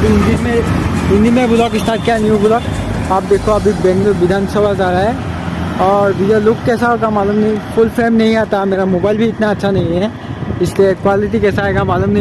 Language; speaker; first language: Hindi; non-native, local second language; Assamese